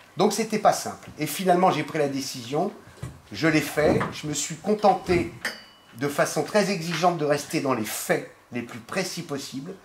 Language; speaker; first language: French; native; French